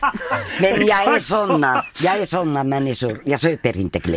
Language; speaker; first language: Swedish; non-native, fluent; Finnish